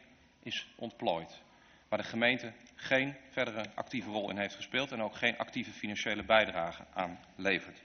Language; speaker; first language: Dutch; native; Dutch